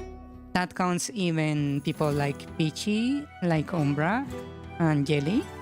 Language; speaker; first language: English; non-native, fluent; Spanish